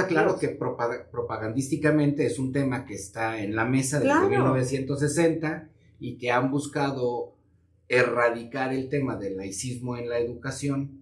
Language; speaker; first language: Spanish; native; Spanish